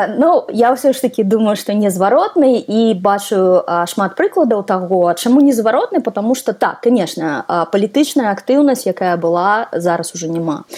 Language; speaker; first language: Belarusian; non-native, local second language; Russian